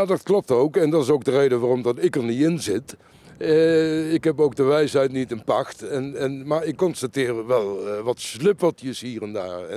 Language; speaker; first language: Dutch; native; Dutch